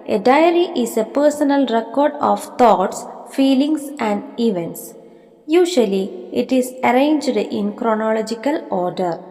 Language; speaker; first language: English; non-native, local second language; Malayalam